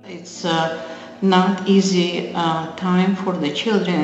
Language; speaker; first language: English; non-native, learner; Russian